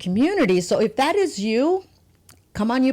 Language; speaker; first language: English; native; English